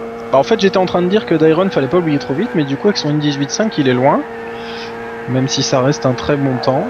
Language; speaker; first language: French; native; French